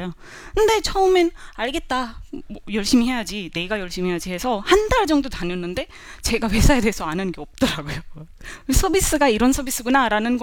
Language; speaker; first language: Korean; non-native, fluent; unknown